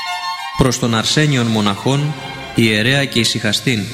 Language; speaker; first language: Greek; native; Greek